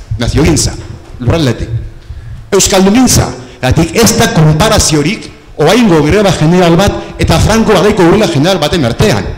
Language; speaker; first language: Basque; non-native, local second language; Spanish